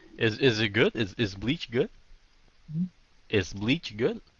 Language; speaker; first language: English; early bilingual, heritage; Vietnamese